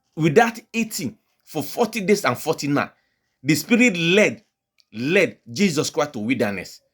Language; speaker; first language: English; non-native, local second language; Yoruba